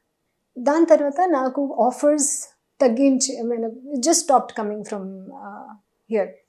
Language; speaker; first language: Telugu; non-native, learner; Hindi